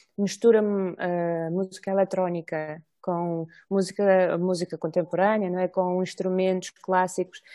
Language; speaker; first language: Portuguese; non-native, fluent; Russian